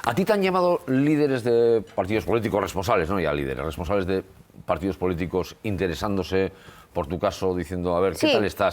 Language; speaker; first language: Spanish; native; Spanish